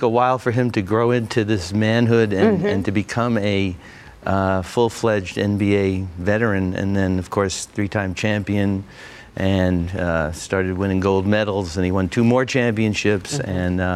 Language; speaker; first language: English; native; English